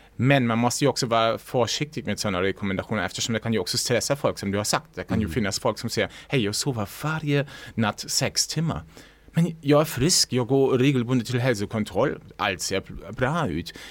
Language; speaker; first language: Swedish; non-native, fluent; German